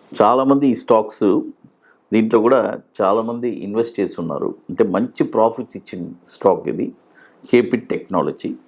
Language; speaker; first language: Telugu; native; Telugu